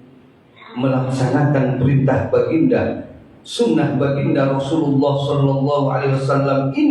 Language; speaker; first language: Indonesian; native; Indonesian